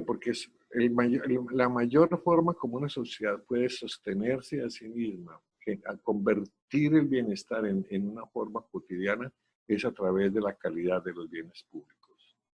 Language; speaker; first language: Spanish; native; Spanish